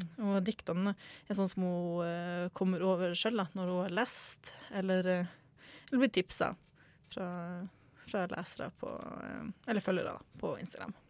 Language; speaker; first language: Norwegian; native; Norwegian